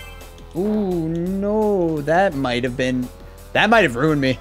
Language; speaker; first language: English; native; English